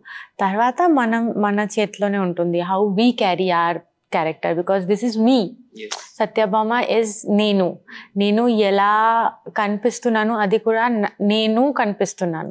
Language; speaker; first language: Telugu; non-native, learner; Bangla